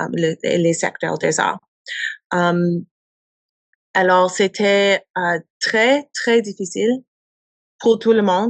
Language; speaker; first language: French; non-native, learner; English